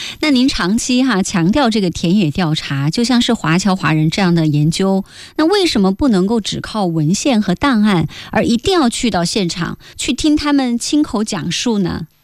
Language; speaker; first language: Chinese; native; Chinese